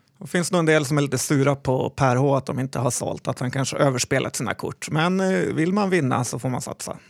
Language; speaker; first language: Swedish; native; Swedish